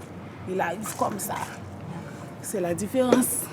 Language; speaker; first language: French; non-native, local second language; Haitian Creole